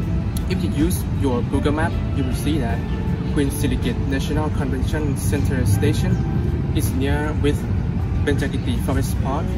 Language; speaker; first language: English; non-native, learner; Thai